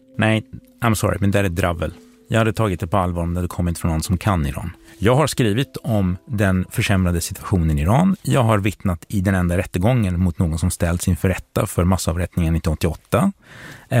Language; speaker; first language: Swedish; native; Swedish